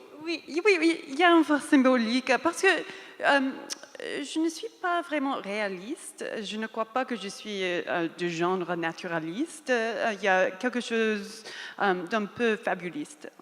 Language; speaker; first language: French; non-native, fluent; English